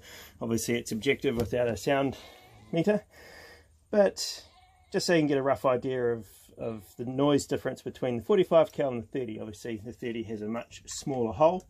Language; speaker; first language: English; native; English